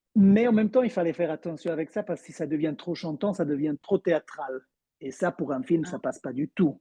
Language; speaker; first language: French; non-native, fluent; Romansh